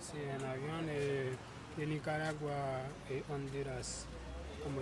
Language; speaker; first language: Spanish; non-native, learner; Haitian Creole